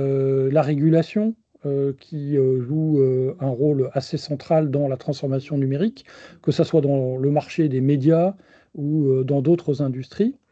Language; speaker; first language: French; native; French